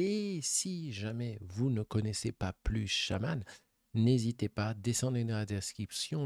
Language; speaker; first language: French; native; French